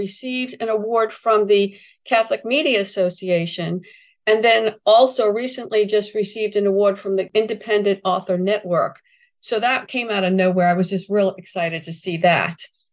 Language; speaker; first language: English; native; English